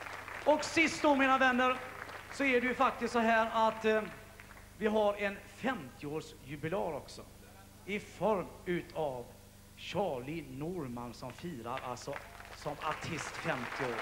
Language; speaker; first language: Swedish; native; Swedish